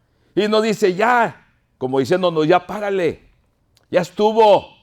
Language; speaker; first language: Spanish; native; Spanish